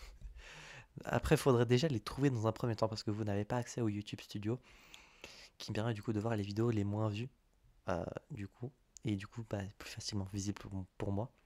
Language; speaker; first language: French; native; French